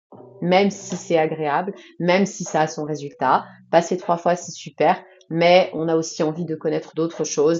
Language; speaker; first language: French; native; French